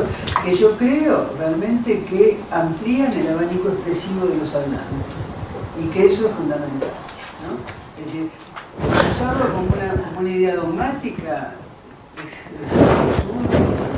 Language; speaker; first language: Spanish; native; Spanish